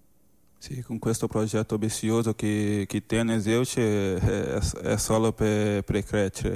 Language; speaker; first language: Spanish; non-native, learner; Portuguese